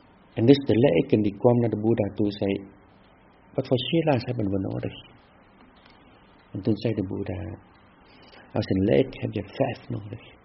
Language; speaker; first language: Dutch; non-native, fluent; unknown